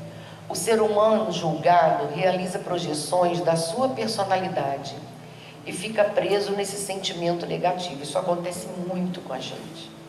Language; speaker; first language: Portuguese; native; Portuguese